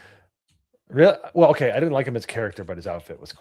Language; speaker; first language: English; native; English